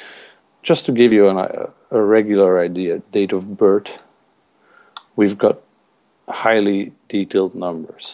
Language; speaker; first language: English; non-native, fluent; Dutch